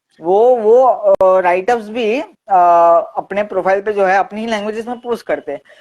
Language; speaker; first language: Hindi; non-native, local second language; Gujarati